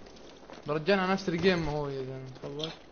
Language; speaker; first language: Arabic; native; Arabic